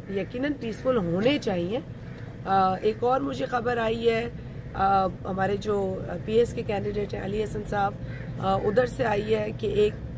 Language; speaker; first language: Urdu; non-native, local second language; Sindhi